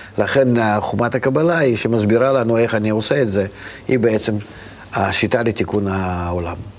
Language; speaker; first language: Hebrew; non-native, fluent; Russian